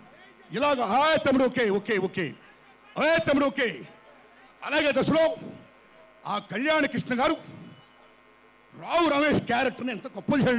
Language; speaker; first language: Telugu; native; Telugu